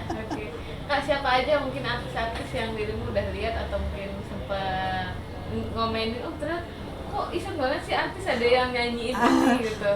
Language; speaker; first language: Indonesian; native; Indonesian